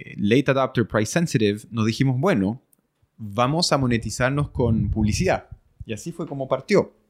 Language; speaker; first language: Spanish; early bilingual, other home language; French